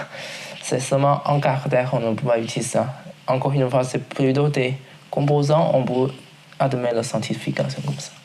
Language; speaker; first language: French; non-native, learner; Chinese